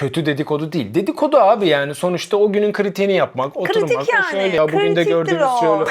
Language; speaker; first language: Turkish; non-native, fluent; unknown